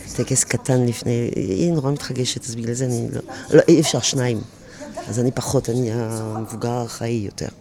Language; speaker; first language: Hebrew; non-native, fluent; French